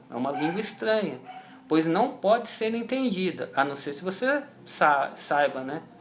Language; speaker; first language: Portuguese; native; Portuguese